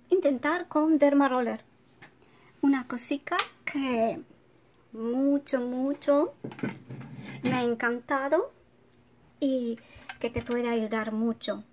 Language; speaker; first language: Spanish; non-native, fluent; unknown